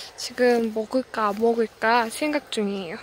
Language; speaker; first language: Korean; non-native, learner; Azerbaijani